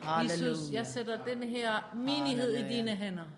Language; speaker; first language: Danish; non-native, fluent; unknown